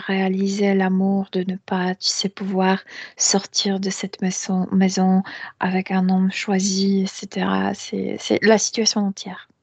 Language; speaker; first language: French; non-native, fluent; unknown